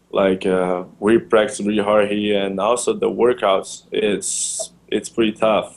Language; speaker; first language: English; non-native, learner; Portuguese